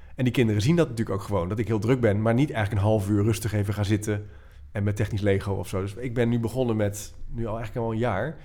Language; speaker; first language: Dutch; native; Dutch